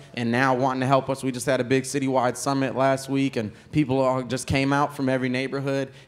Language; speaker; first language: English; native; English